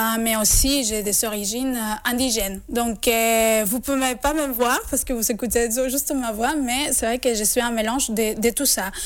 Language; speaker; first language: French; non-native, fluent; Spanish